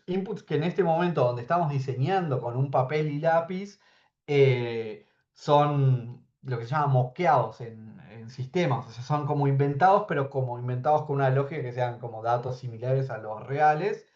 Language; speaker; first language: Spanish; native; Spanish